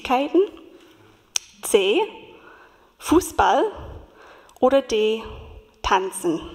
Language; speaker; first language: German; non-native, fluent; English